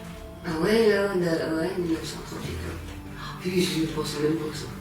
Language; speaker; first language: French; native; French